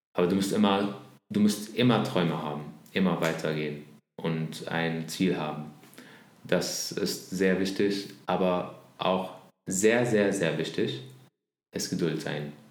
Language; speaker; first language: German; non-native, learner; Arabic